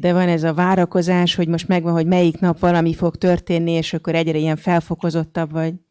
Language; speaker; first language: Hungarian; native; Hungarian